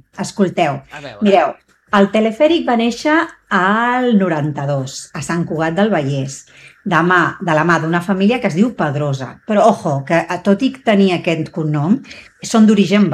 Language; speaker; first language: Catalan; native; Catalan